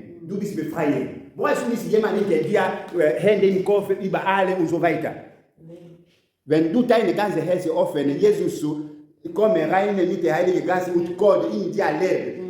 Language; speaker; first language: German; non-native, learner; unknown